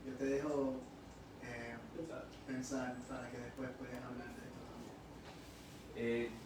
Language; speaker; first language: Spanish; early bilingual, heritage; Spanish